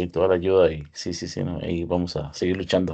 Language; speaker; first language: Spanish; native; Spanish